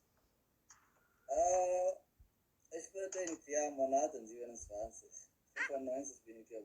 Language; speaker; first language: German; non-native, learner; Tigrinya